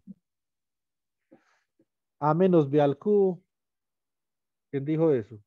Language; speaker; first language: Spanish; native; Spanish